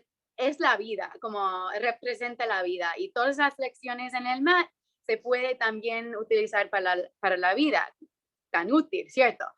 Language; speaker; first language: Spanish; non-native, fluent; English